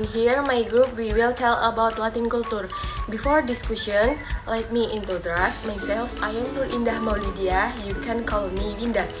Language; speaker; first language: English; non-native, learner; Indonesian